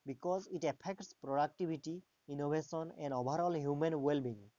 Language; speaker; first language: English; non-native, local second language; Assamese